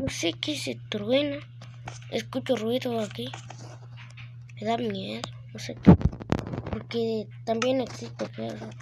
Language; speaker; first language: Spanish; early bilingual, heritage; Spanish